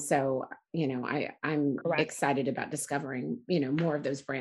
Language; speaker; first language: English; native; English